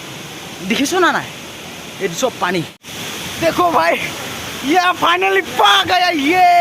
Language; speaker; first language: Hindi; non-native, local second language; Assamese